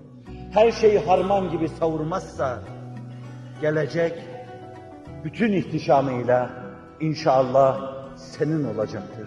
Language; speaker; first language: Turkish; native; Turkish